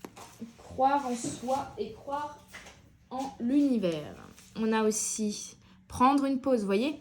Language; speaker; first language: French; native; French